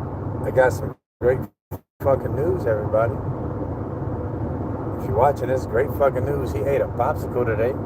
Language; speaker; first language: English; native; English